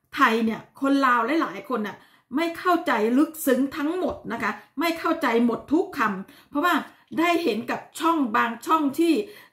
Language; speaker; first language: Thai; native; Thai